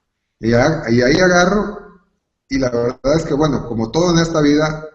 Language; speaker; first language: Spanish; native; Spanish